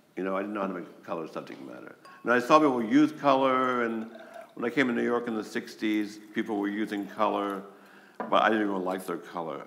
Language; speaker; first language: English; native; English